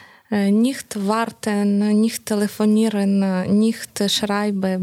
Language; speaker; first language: German; non-native, learner; Ukrainian